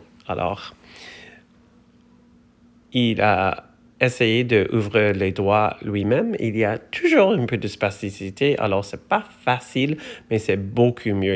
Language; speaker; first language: French; non-native, fluent; English